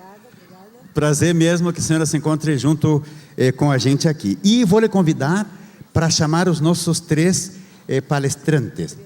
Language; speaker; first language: Portuguese; non-native, fluent; Spanish